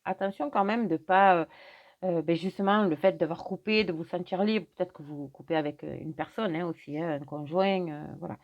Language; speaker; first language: French; native; French